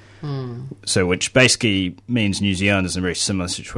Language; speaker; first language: English; native; English